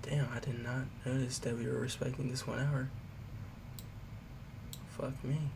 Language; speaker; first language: English; native; English